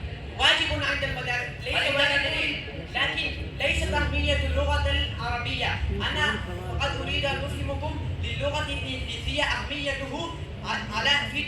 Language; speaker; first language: Arabic; non-native, learner; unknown